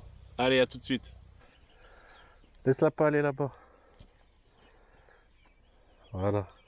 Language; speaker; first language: French; native; French